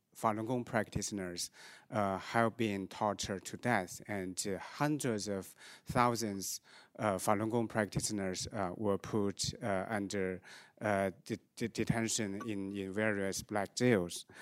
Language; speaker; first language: English; non-native, fluent; Chinese